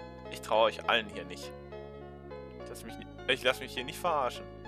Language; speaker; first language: German; native; German